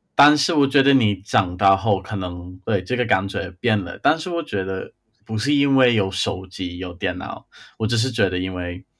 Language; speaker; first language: Chinese; non-native, fluent; English